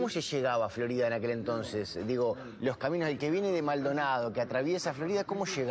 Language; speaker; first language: Spanish; native; Spanish